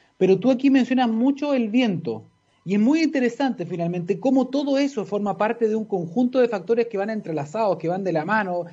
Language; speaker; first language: Spanish; native; Spanish